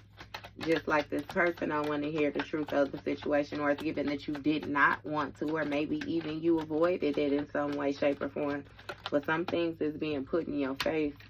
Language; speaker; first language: English; native; English